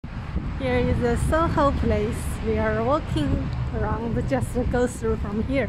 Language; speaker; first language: English; non-native, learner; Chinese